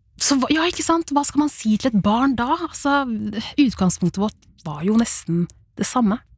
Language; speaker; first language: Norwegian; early bilingual, other home language; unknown